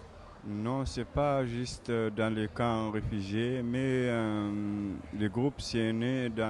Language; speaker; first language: French; non-native, local second language; Tamasheq